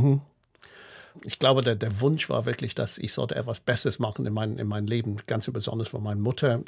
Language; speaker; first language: German; non-native, fluent; English